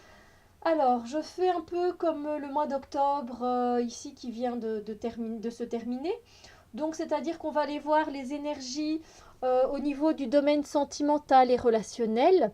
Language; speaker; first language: French; native; French